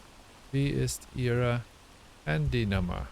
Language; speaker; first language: German; non-native, learner; English